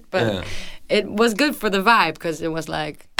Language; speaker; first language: English; non-native, fluent; Dutch